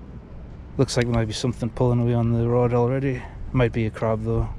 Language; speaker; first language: English; native; English